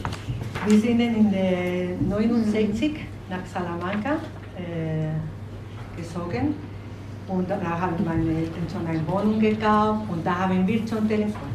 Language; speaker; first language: German; non-native, learner; Spanish